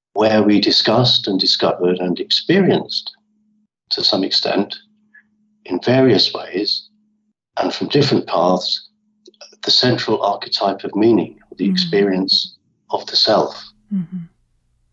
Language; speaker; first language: English; native; English